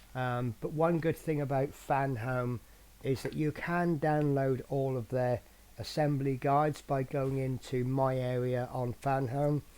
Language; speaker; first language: English; native; English